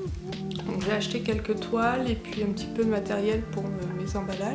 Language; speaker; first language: French; native; French